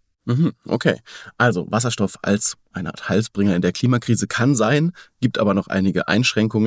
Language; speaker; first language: German; native; German